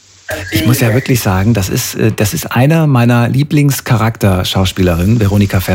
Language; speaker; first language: German; native; German